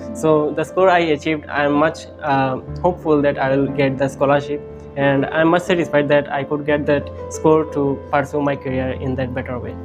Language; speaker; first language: English; non-native, local second language; Bangla